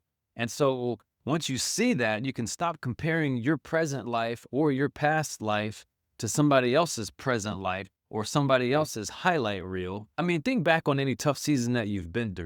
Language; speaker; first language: English; native; English